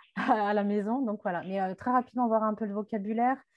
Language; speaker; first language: French; native; French